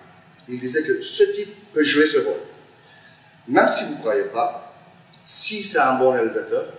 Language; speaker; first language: French; non-native, fluent; Turkish